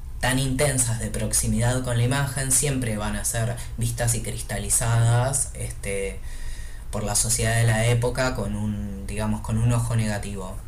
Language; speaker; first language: Spanish; native; Spanish